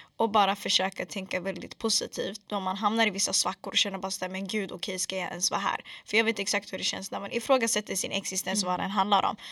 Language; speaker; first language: Swedish; early bilingual, other home language; Arabic